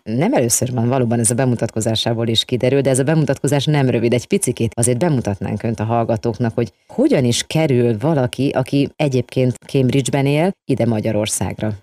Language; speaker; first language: Hungarian; native; Hungarian